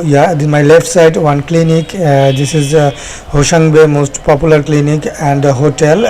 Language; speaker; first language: English; non-native, learner; Bangla